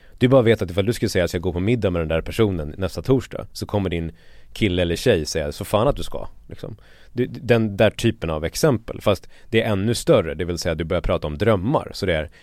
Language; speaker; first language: Swedish; native; Swedish